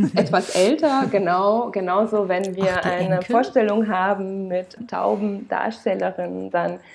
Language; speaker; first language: German; non-native, fluent; Romanian